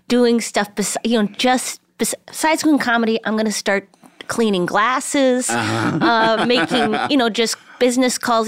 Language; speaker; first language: English; native; English